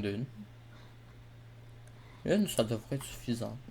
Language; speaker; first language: French; native; French